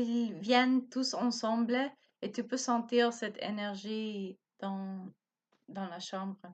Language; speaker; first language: French; non-native, learner; Spanish